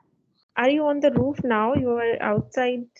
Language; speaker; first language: English; non-native, fluent; Hindi